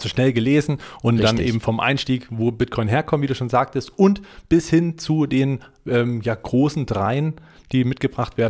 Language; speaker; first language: German; native; German